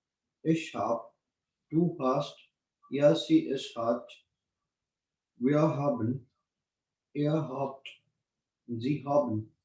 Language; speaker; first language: German; non-native, learner; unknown